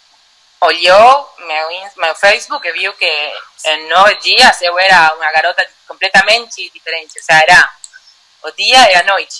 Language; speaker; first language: Portuguese; non-native, learner; Spanish